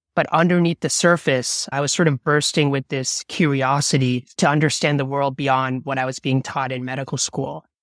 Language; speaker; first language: English; non-native, local second language; Bangla